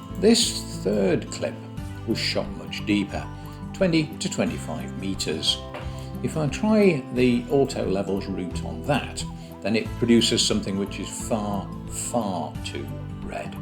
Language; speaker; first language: English; native; English